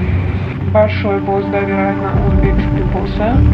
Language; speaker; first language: Russian; non-native, fluent; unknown